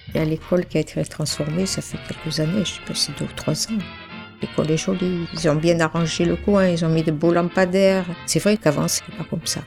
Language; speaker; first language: French; native; French